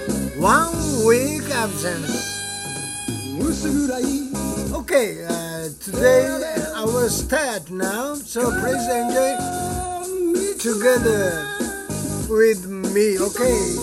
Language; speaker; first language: English; non-native, learner; Japanese